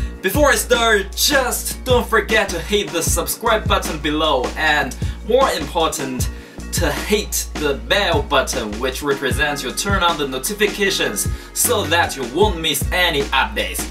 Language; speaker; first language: English; non-native, fluent; Chinese